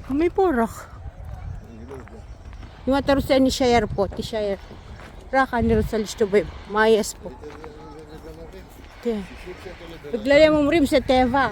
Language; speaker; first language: Hebrew; non-native, learner; Filipino